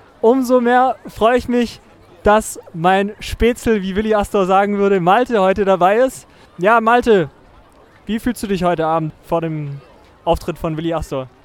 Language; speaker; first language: German; native; German